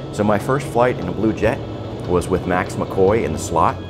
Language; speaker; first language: English; native; English